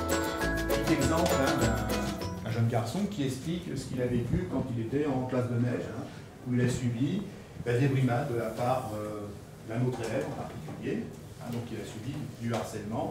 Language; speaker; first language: French; native; French